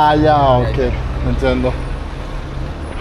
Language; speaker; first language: Spanish; non-native, fluent; French